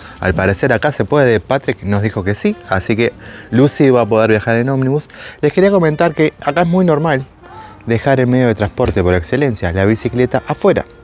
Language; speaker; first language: Spanish; native; Spanish